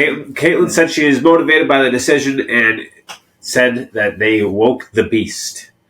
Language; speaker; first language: English; native; English